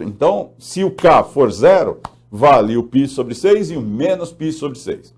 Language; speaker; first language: Portuguese; native; Portuguese